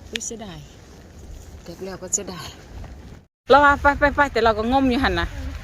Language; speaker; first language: Thai; native; Thai